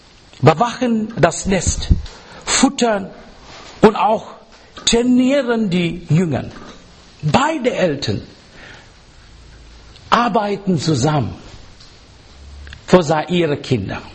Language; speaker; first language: German; non-native, fluent; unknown